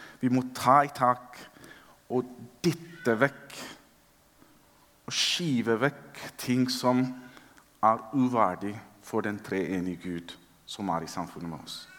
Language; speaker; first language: Norwegian; non-native, fluent; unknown